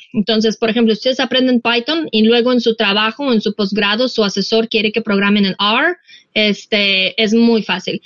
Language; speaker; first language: Spanish; non-native, fluent; Russian